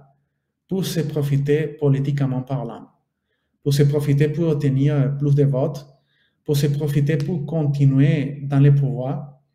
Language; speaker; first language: French; non-native, fluent; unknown